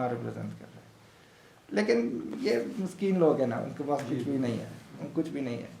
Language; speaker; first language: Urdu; non-native, learner; Arabic